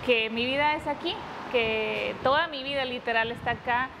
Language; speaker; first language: Spanish; early bilingual, heritage; Spanish